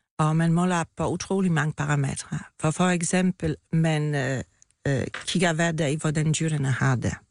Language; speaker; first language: Danish; non-native, fluent; Polish